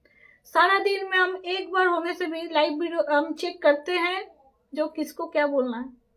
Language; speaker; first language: Hindi; non-native, local second language; Bangla